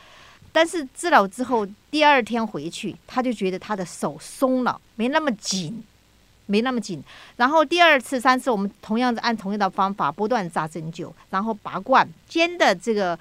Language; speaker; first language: Chinese; native; Chinese